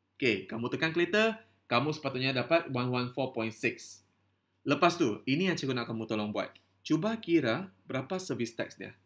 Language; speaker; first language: Malay; non-native, local second language; Chinese